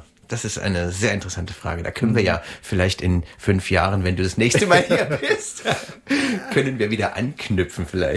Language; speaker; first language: German; native; German